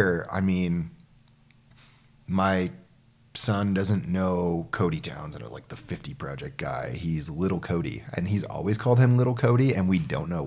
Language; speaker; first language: English; native; English